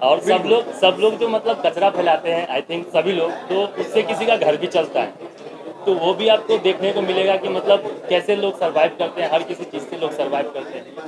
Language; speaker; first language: Hindi; native; Hindi